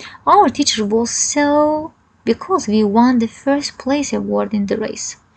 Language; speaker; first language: English; non-native, fluent; Azerbaijani